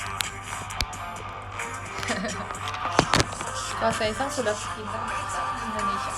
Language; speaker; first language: Indonesian; native; Indonesian